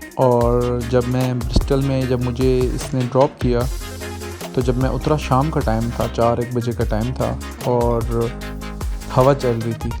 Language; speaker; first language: Urdu; non-native, local second language; Punjabi